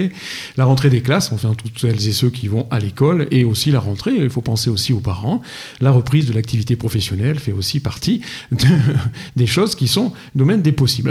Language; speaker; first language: French; native; French